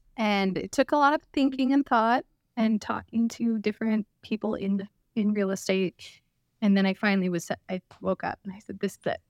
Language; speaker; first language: English; native; English